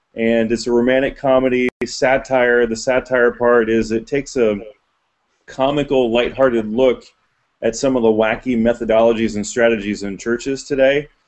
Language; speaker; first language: English; native; English